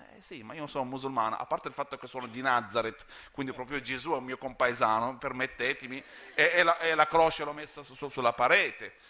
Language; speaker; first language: Italian; non-native, fluent; Arabic